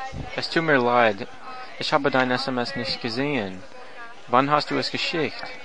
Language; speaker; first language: German; non-native, learner; English